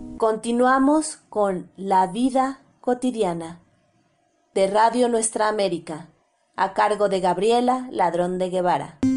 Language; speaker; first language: Spanish; native; Spanish